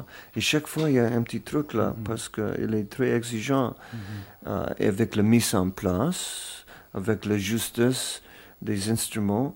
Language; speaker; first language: French; non-native, fluent; English